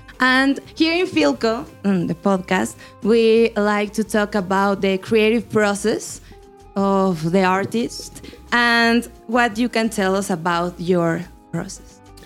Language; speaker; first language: English; non-native, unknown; Spanish